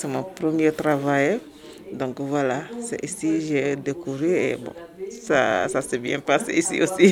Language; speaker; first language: French; non-native, learner; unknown